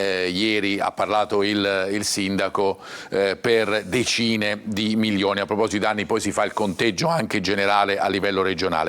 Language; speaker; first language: Italian; native; Italian